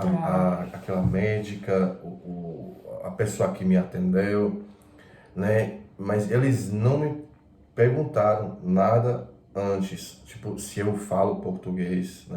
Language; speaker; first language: Portuguese; non-native, fluent; Croatian